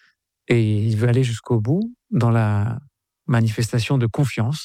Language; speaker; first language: French; native; French